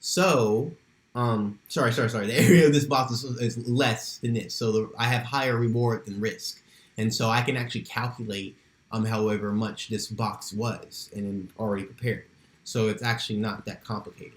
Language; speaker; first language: English; native; English